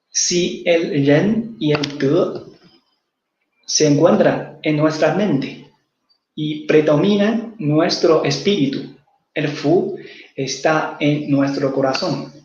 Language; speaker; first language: Spanish; non-native, fluent; Chinese